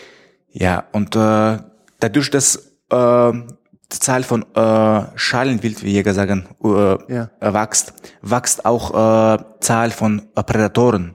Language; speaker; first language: German; non-native, fluent; Tajik